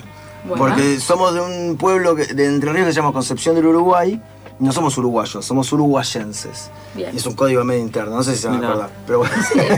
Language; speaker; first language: Spanish; native; Spanish